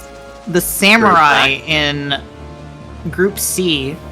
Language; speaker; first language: English; native; English